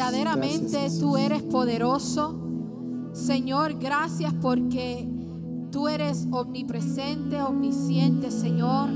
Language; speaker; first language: Spanish; native; Spanish